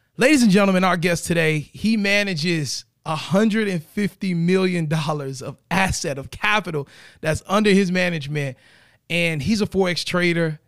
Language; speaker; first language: English; native; English